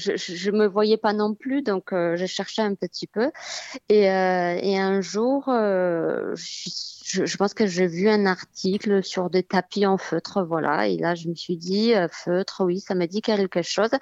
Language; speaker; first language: French; non-native, fluent; Polish